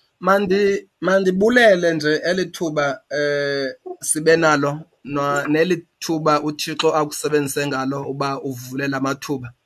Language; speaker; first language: Xhosa; native; Xhosa